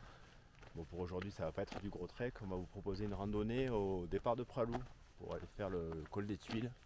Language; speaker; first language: French; native; French